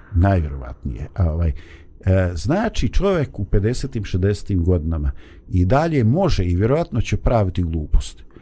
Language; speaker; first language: Bosnian; native; Bosnian